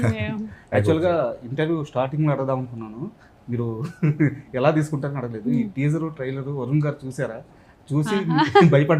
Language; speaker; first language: Telugu; native; Telugu